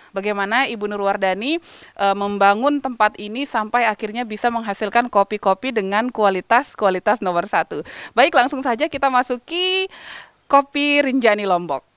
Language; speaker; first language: Indonesian; native; Indonesian